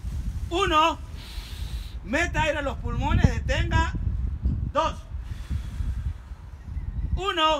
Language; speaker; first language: Spanish; native; Spanish